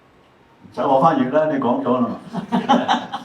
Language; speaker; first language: Cantonese; native; Cantonese